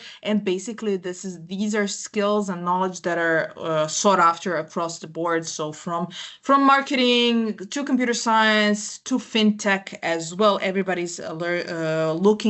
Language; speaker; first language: English; non-native, fluent; Croatian